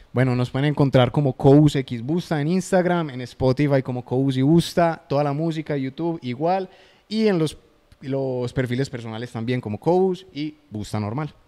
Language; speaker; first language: Spanish; native; Spanish